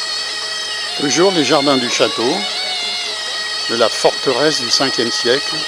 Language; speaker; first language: French; native; French